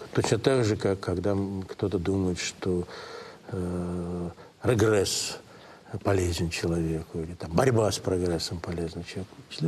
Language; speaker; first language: Russian; native; Russian